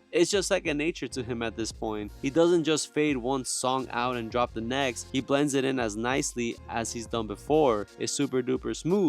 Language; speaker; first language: English; native; English